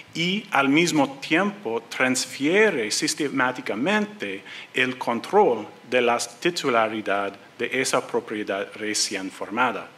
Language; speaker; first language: Spanish; non-native, learner; English